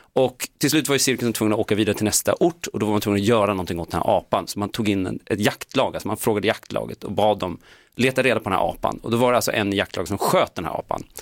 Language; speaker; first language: Swedish; native; Swedish